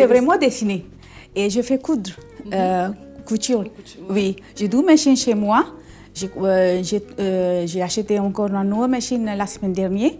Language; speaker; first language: French; non-native, learner; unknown